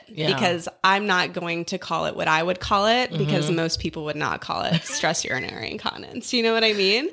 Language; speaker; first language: English; native; English